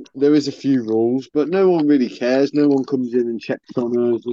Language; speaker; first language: English; early bilingual, other home language; Spanish